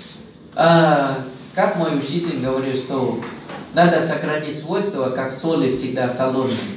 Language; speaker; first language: Russian; non-native, learner; Thai